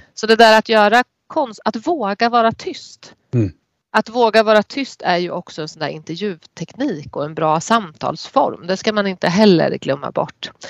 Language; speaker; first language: Swedish; native; Swedish